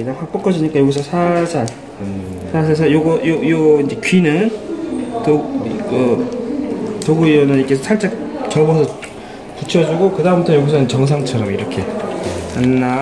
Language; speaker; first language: Korean; native; Korean